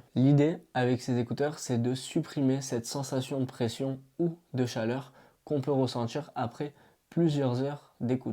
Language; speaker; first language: French; native; French